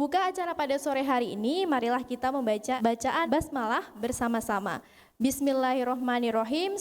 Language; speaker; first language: Indonesian; native; Indonesian